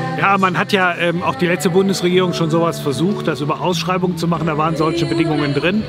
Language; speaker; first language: German; native; German